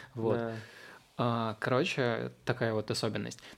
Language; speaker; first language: Russian; early bilingual, other home language; Uzbek